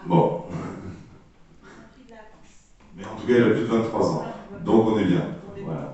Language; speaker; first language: French; native; French